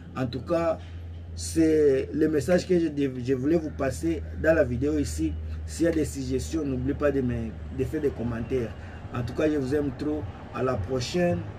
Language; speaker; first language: French; non-native, local second language; Lingala